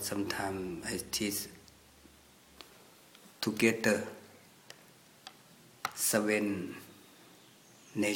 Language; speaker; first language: English; non-native, learner; Thai